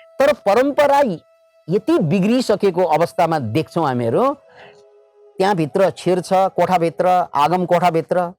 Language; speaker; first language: Nepali; native; Nepali